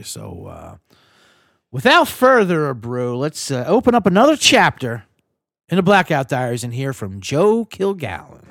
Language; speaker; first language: English; native; English